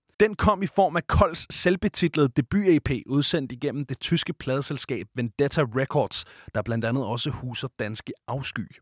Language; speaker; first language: Danish; native; Danish